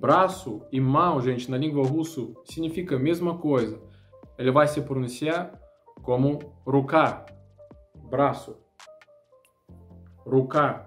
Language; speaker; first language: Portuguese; non-native, learner; Russian